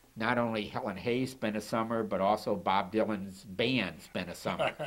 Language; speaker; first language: English; native; English